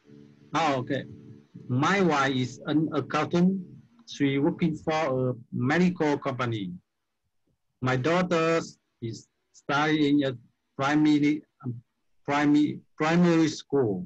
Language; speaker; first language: English; non-native, learner; Vietnamese